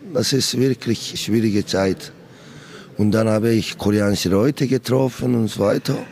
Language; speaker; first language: German; non-native, learner; Korean